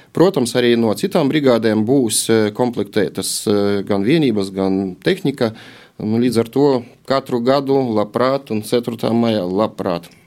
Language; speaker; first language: Latvian; native; Latvian